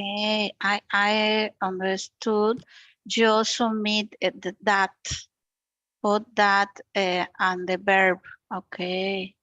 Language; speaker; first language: English; non-native, learner; Spanish